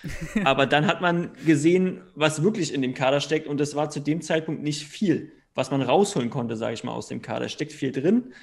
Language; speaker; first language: German; native; German